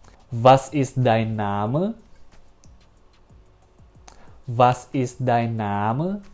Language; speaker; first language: German; non-native, learner; Indonesian